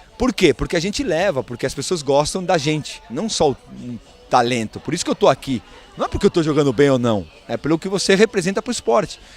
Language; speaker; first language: Portuguese; early bilingual, other home language; Spanish